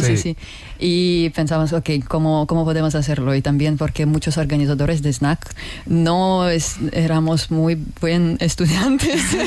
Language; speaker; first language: Spanish; non-native, learner; Russian